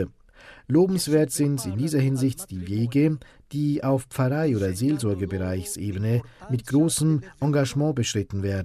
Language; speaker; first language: German; native; German